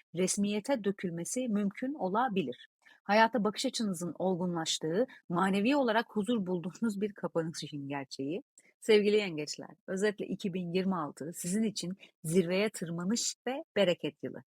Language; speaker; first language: Turkish; native; Turkish